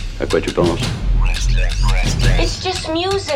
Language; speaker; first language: French; native; French